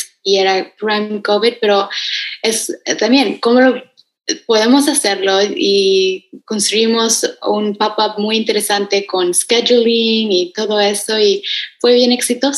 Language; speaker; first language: Spanish; early bilingual, heritage; Spanish